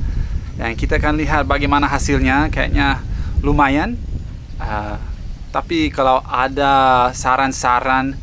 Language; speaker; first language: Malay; non-native, fluent; English